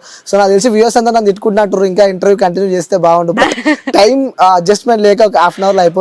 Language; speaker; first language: Telugu; native; Telugu